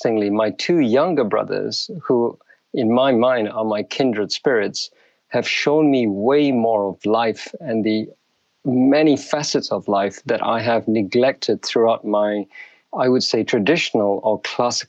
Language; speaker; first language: English; native; English